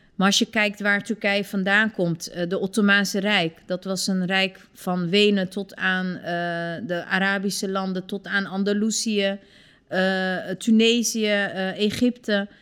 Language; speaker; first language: Dutch; early bilingual, other home language; Turkish